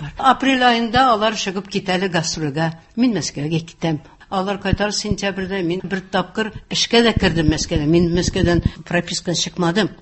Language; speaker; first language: Tatar; early bilingual, heritage; Tatar